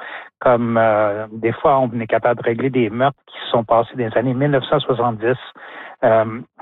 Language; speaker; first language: French; native; French